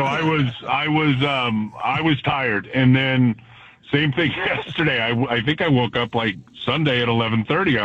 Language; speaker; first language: English; native; English